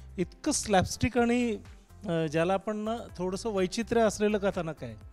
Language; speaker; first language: Marathi; native; Marathi